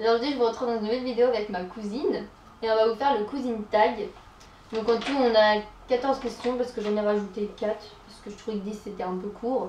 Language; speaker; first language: French; native; French